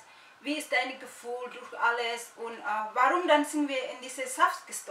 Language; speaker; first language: German; non-native, learner; Indonesian